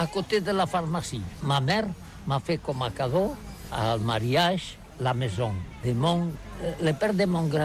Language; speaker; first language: French; non-native, learner; Catalan